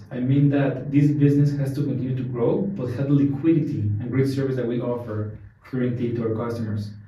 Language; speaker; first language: English; non-native, fluent; Spanish